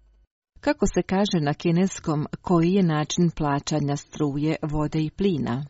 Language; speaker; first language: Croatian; non-native, fluent; Chinese